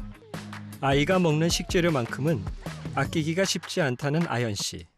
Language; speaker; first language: Korean; native; Korean